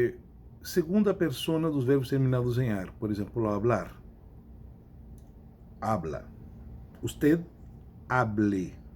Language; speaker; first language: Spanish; non-native, fluent; Portuguese